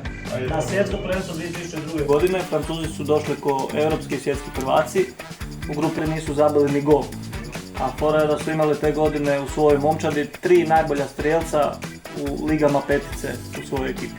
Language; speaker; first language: Croatian; native; Croatian